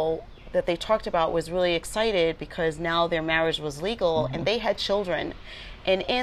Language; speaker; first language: English; native; English